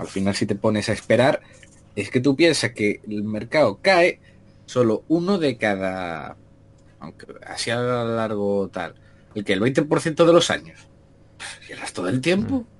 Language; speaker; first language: Spanish; native; Spanish